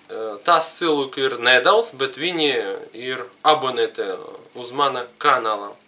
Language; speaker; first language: Latvian; non-native, learner; Russian